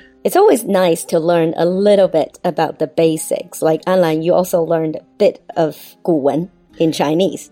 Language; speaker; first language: English; non-native, fluent; Chinese